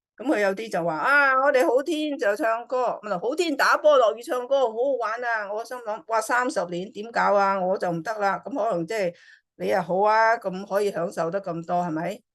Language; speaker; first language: Cantonese; native; Cantonese